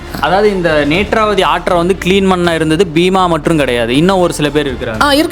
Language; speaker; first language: Tamil; native; Tamil